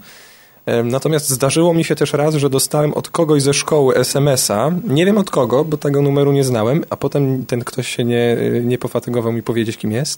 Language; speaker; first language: Polish; native; Polish